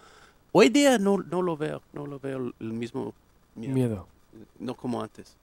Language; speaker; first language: Spanish; non-native, fluent; English